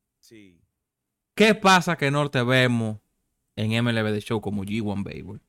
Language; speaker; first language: Spanish; native; Spanish